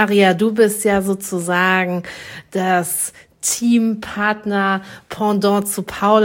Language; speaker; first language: German; native; German